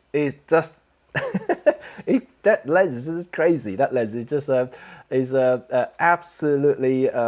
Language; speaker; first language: English; non-native, local second language; Cantonese